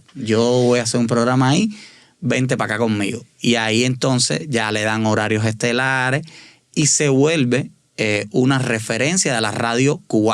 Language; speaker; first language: Spanish; native; Spanish